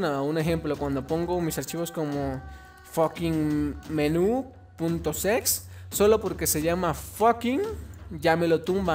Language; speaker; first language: Spanish; native; Spanish